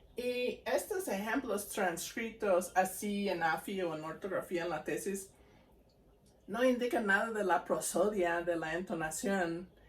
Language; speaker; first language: Spanish; non-native, fluent; English